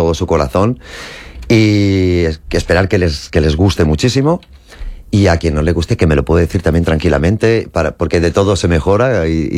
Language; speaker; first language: Spanish; native; Spanish